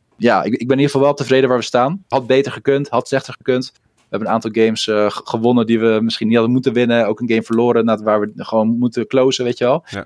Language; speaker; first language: Dutch; early bilingual, other home language; Russian